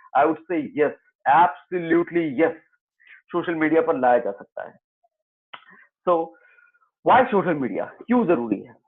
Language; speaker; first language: Hindi; native; Hindi